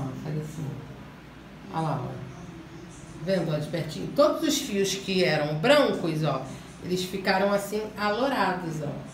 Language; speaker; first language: Portuguese; native; Portuguese